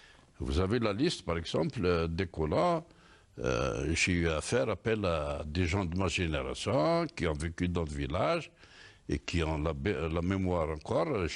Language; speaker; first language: French; non-native, local second language; Kabyle